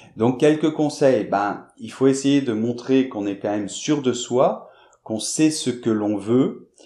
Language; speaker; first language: French; native; French